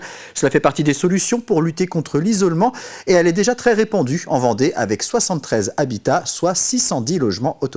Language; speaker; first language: French; native; French